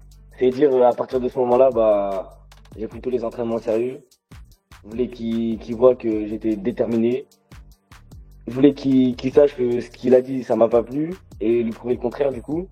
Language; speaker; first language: French; native; French